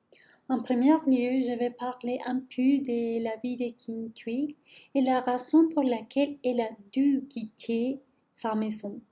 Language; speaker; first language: French; non-native, learner; Spanish